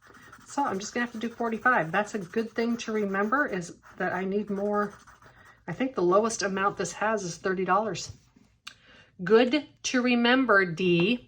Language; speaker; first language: English; native; English